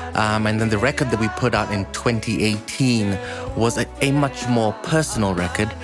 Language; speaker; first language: English; non-native, local second language; Kikuyu